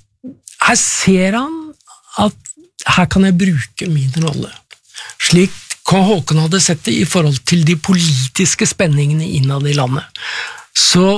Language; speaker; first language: Norwegian; native; Norwegian